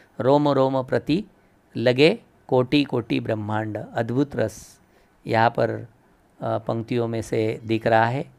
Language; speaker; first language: Hindi; non-native, local second language; Marathi